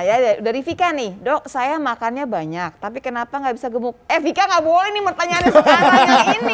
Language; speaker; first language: Indonesian; native; Indonesian